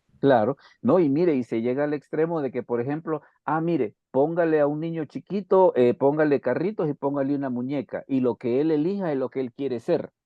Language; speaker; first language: Spanish; native; Spanish